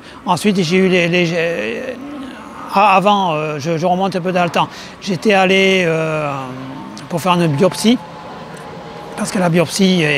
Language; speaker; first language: French; native; French